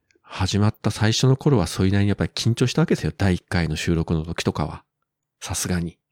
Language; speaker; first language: Japanese; native; Japanese